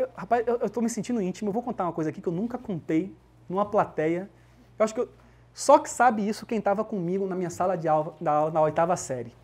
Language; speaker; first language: Portuguese; early bilingual, heritage; Portuguese